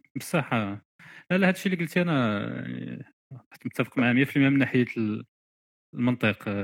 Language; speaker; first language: Arabic; native; Arabic